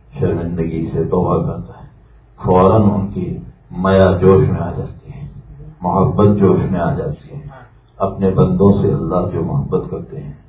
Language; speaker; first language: Urdu; native; Urdu